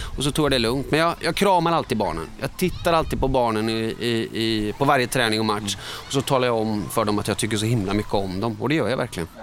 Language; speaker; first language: Swedish; early bilingual, other home language; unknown